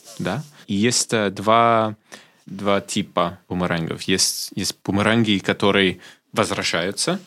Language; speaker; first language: Russian; non-native, fluent; English